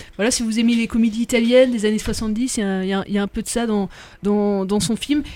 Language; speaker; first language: French; native; French